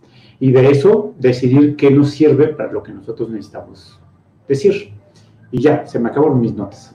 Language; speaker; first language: Spanish; native; Spanish